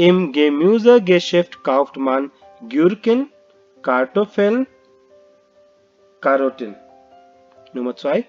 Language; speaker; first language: German; non-native, fluent; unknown